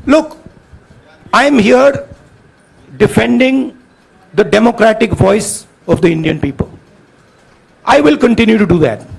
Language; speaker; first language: English; non-native, local second language; Hindi